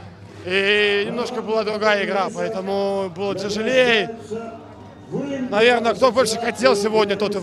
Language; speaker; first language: Russian; native; Russian